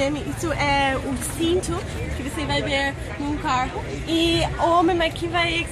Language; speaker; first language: Portuguese; non-native, fluent; English